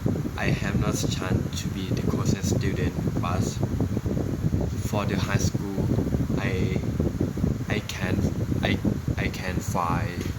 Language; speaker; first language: English; non-native, learner; Thai